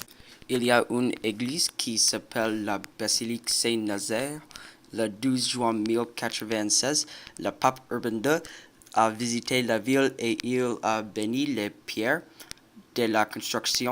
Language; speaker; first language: French; non-native, learner; English